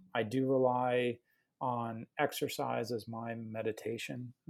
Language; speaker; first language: English; native; English